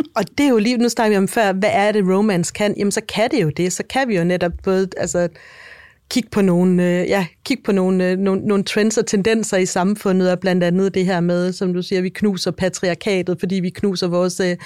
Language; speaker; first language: Danish; native; Danish